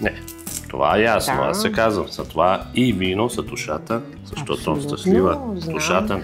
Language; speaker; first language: Bulgarian; non-native, learner; German